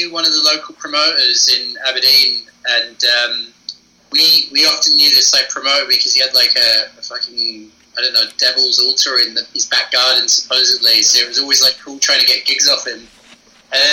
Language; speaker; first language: English; native; English